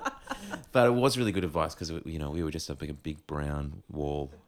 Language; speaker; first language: English; native; English